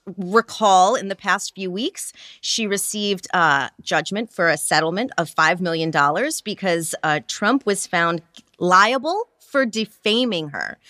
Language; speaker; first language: English; native; English